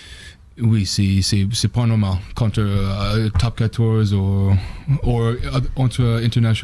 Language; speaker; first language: French; non-native, learner; English